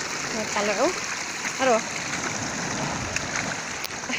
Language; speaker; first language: Arabic; native; Arabic